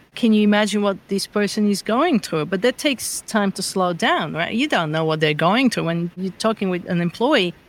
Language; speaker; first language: English; non-native, fluent; Bulgarian